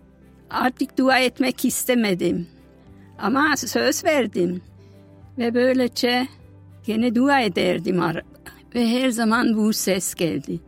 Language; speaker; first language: Turkish; non-native, fluent; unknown